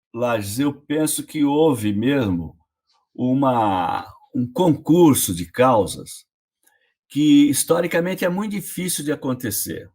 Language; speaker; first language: Portuguese; native; Portuguese